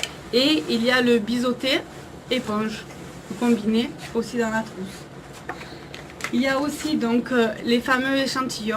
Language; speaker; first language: French; native; French